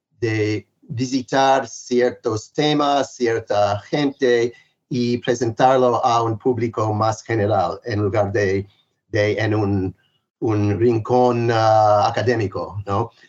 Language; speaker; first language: Spanish; non-native, fluent; English